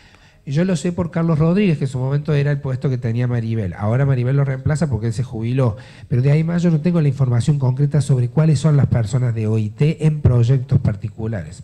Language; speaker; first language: Spanish; native; Spanish